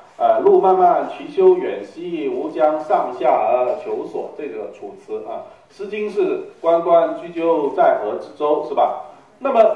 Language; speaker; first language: Chinese; native; Chinese